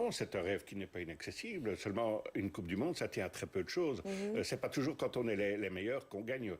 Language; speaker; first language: French; native; French